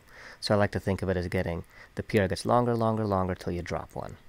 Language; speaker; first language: English; native; English